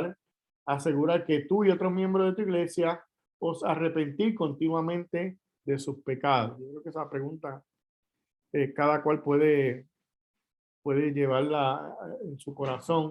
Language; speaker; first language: Spanish; native; Spanish